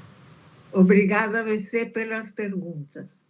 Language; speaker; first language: Portuguese; early bilingual, other home language; Italian